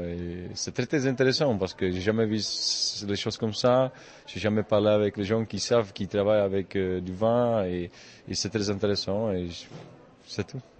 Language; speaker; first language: French; non-native, fluent; Czech